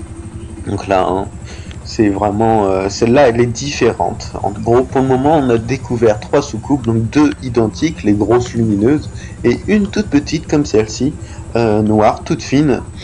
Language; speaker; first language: French; native; French